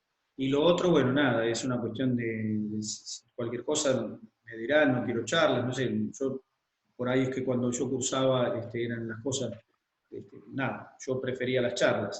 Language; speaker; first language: Spanish; native; Spanish